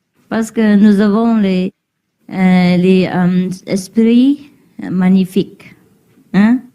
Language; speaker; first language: French; non-native, fluent; Vietnamese